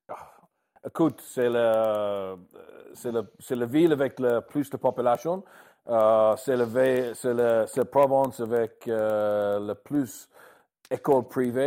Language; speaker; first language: French; non-native, learner; English